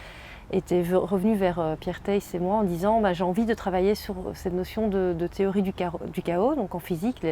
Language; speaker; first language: French; native; French